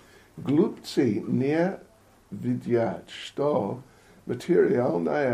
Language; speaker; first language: Russian; non-native, learner; English